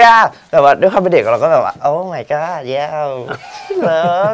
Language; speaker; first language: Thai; native; Thai